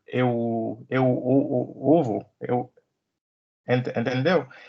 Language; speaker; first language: Portuguese; non-native, learner; Haitian Creole